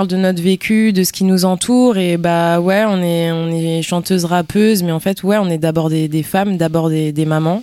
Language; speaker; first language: French; early bilingual, other home language; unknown